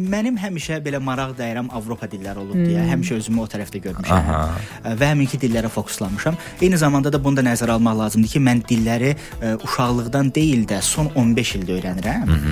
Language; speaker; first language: Azerbaijani; early bilingual, heritage; Azerbaijani